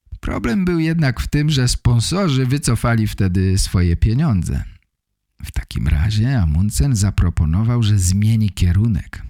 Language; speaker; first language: Polish; native; Polish